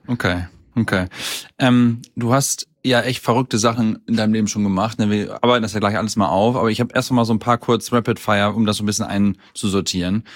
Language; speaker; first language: German; native; German